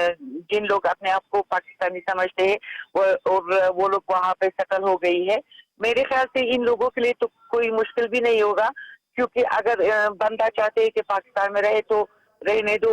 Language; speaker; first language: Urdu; non-native, fluent; Persian